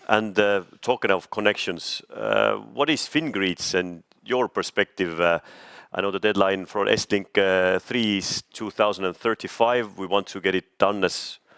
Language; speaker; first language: English; non-native, fluent; Estonian